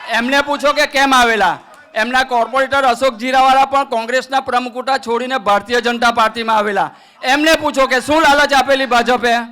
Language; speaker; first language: Gujarati; native; Gujarati